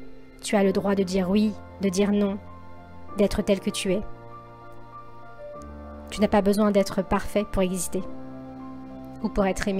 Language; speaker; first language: French; native; French